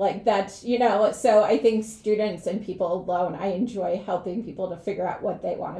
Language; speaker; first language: English; native; English